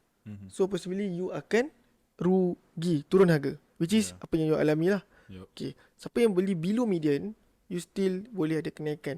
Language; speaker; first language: Malay; native; Malay